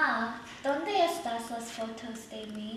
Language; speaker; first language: Spanish; non-native, learner; English